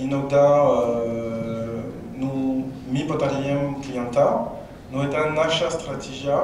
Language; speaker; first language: Russian; non-native, learner; French